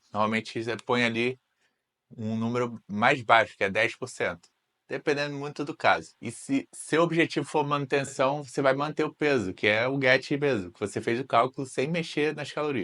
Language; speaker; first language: Portuguese; native; Portuguese